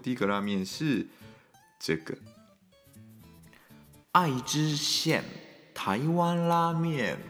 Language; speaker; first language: Chinese; non-native, fluent; Japanese